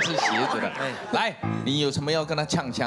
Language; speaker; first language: Chinese; native; Chinese